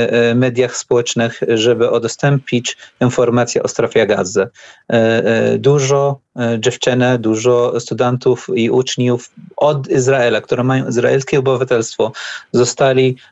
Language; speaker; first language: Polish; non-native, learner; Arabic